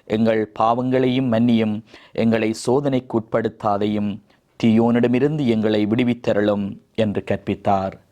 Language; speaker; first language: Tamil; native; Tamil